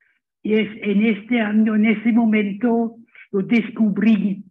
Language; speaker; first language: Spanish; non-native, fluent; German